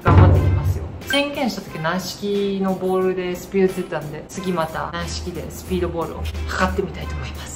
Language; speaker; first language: Japanese; native; Japanese